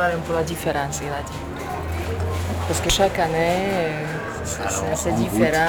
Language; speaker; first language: French; non-native, fluent; Slovak